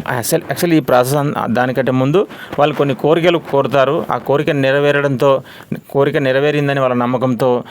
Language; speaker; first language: Telugu; native; Telugu